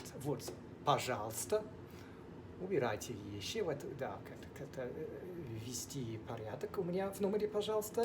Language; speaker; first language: Russian; non-native, fluent; English